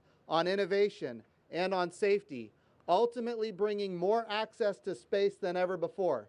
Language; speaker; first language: English; native; English